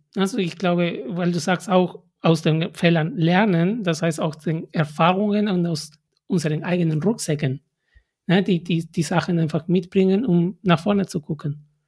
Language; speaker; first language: German; non-native, fluent; Spanish